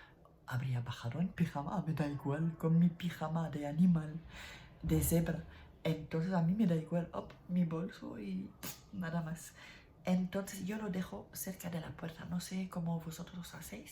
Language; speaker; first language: Spanish; non-native, learner; French